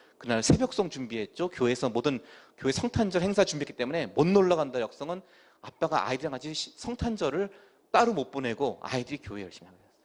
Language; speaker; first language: Korean; native; Korean